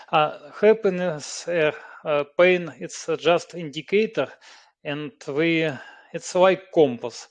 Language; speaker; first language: English; non-native, learner; Russian